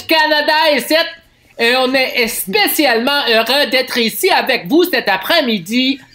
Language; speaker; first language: French; non-native, learner; English